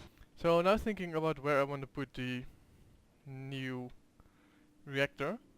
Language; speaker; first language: English; non-native, fluent; Dutch